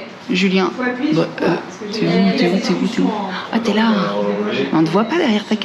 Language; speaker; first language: French; native; French